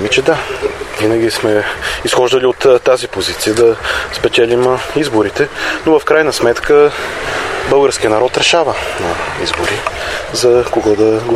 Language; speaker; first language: Bulgarian; native; Bulgarian